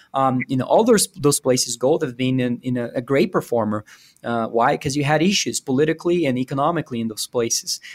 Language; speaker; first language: English; non-native, fluent; Portuguese